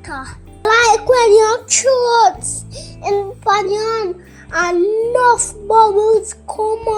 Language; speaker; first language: English; non-native, local second language; Jamaican Creole English